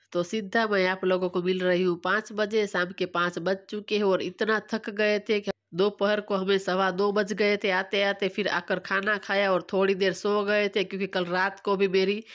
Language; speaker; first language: Hindi; non-native, local second language; Gujarati